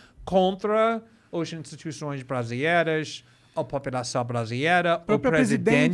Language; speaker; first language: Portuguese; non-native, fluent; English